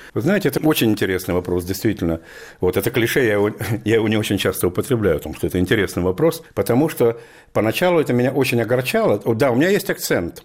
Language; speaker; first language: Russian; native; Russian